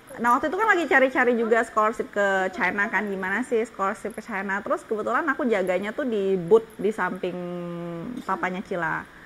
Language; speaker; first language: Indonesian; native; Indonesian